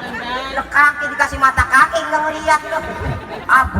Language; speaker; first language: Indonesian; native; Indonesian